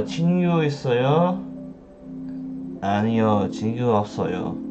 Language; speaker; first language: Korean; non-native, learner; English